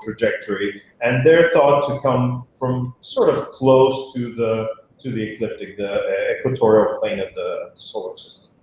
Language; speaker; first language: English; non-native, fluent; Bulgarian